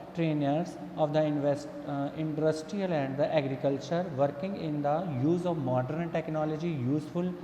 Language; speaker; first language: English; non-native, local second language; Punjabi